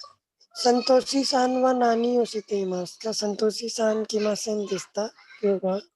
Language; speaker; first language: Japanese; non-native, learner; Malayalam